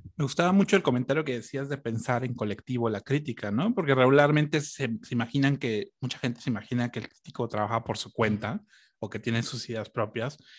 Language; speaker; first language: Spanish; native; Spanish